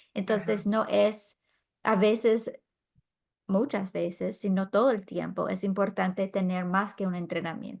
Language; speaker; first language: Spanish; non-native, fluent; English